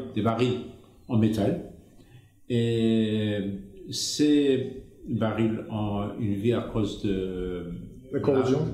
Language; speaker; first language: French; non-native, fluent; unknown